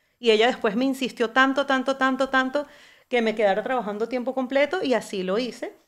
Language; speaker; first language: Spanish; native; Spanish